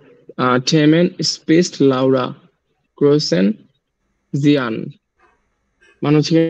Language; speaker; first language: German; non-native, learner; Bangla